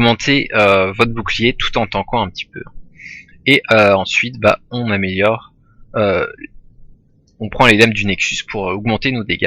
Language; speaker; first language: French; native; French